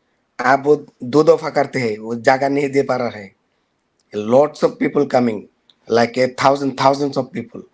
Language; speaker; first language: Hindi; non-native, learner; Bangla